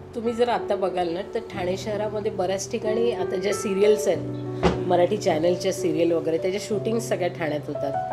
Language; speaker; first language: Marathi; non-native, local second language; Kannada